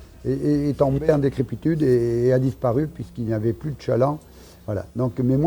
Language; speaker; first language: French; native; French